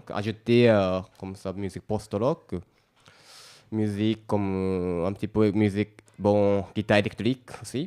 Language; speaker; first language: French; non-native, learner; Japanese